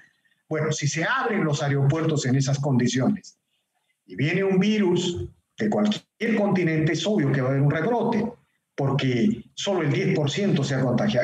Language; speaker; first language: Spanish; native; Spanish